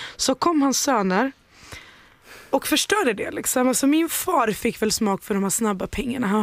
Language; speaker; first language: Swedish; early bilingual, other home language; Spanish